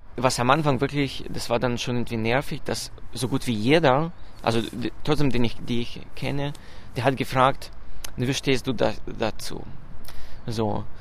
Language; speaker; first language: German; non-native, fluent; Russian